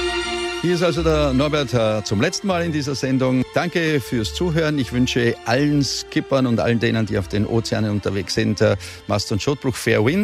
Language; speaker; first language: German; native; German